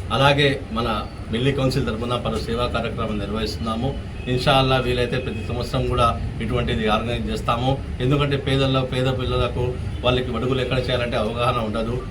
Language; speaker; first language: Telugu; non-native, local second language; Urdu